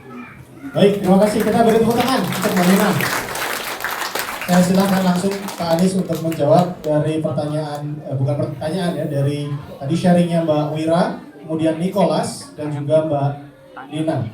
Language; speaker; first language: Indonesian; native; Indonesian